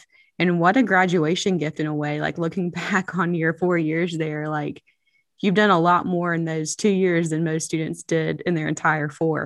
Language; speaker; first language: English; native; English